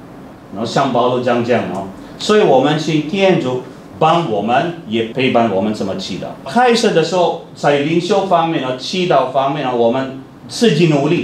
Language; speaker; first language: Chinese; non-native, fluent; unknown